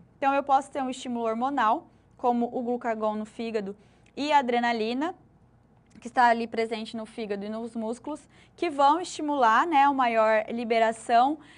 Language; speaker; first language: Portuguese; native; Portuguese